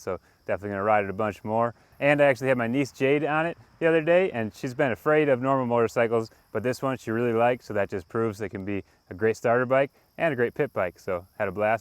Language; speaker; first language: English; native; English